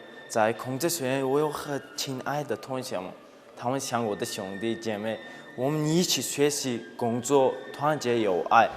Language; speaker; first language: Chinese; non-native, fluent; Tajik